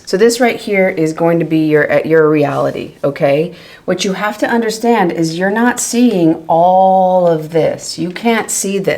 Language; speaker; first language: English; native; English